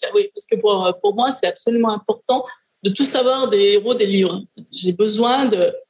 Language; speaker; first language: French; native; French